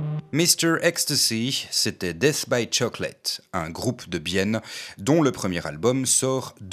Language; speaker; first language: French; native; French